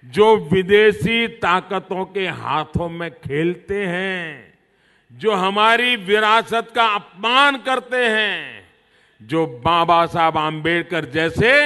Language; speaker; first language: Hindi; native; Hindi